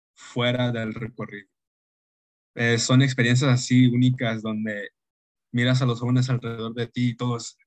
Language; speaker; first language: Spanish; early bilingual, heritage; Spanish